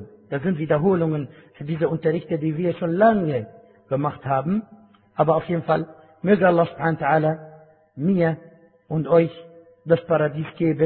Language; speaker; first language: German; non-native, fluent; Arabic